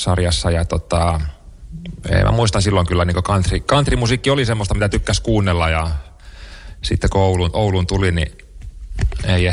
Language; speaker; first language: Finnish; native; Finnish